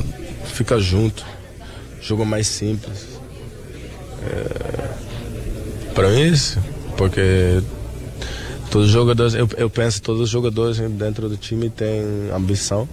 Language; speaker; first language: Portuguese; non-native, learner; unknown